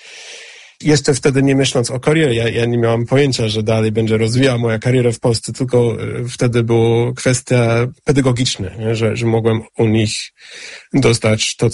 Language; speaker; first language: Polish; non-native, fluent; English